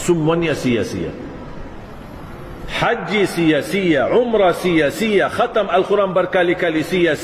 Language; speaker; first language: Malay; non-native, fluent; Arabic